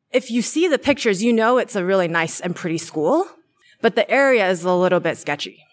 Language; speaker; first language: English; native; English